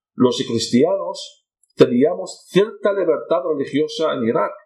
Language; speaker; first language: Spanish; non-native, fluent; Arabic